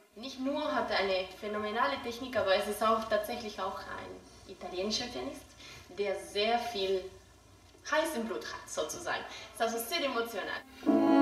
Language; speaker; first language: German; non-native, fluent; Spanish